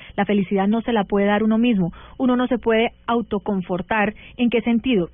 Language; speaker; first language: Spanish; early bilingual, heritage; Spanish